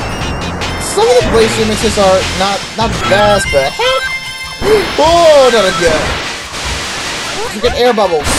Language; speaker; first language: English; native; English